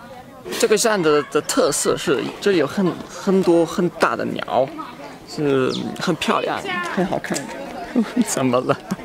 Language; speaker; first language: Chinese; non-native, fluent; German